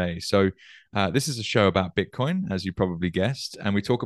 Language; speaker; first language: English; native; English